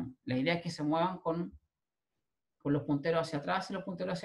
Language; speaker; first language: Spanish; native; Spanish